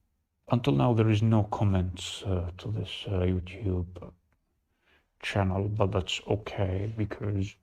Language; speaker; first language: English; non-native, fluent; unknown